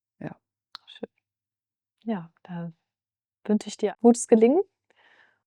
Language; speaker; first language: German; native; German